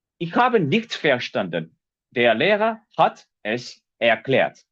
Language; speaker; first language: German; non-native, fluent; Turkish